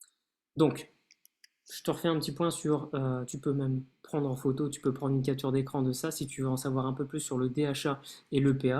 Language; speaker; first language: French; native; French